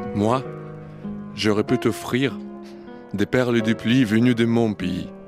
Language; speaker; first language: French; non-native, fluent; Russian